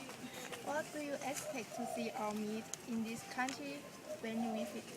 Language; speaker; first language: English; non-native, learner; Thai